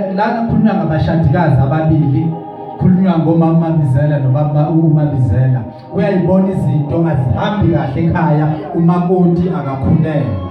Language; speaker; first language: Zulu; native; Zulu